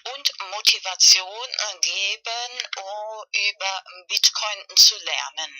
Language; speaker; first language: German; non-native, fluent; Spanish